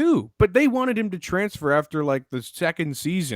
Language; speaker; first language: English; native; English